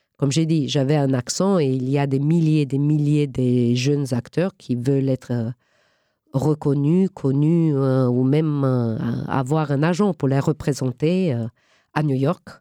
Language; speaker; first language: French; non-native, fluent; Romanian